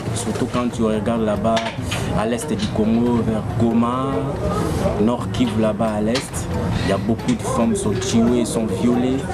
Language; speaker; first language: French; non-native, local second language; Lingala